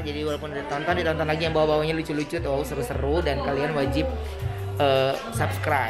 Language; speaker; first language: Indonesian; native; Indonesian